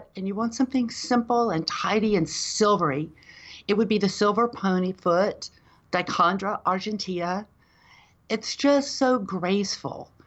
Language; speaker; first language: English; native; English